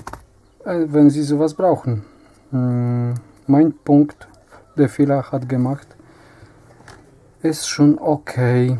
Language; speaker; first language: German; non-native, learner; Polish